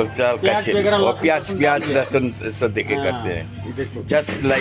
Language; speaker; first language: Hindi; non-native, local second language; Bangla